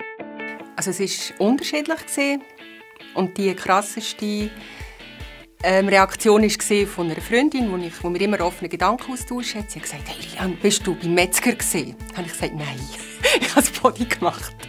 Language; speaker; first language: German; non-native, fluent; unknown